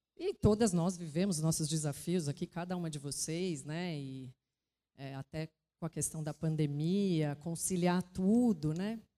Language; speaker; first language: Portuguese; native; Portuguese